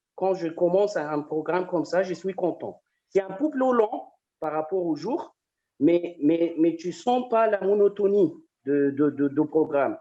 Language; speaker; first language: French; non-native, fluent; Arabic